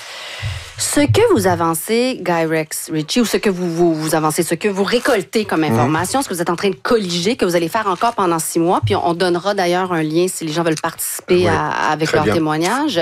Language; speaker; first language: French; native; French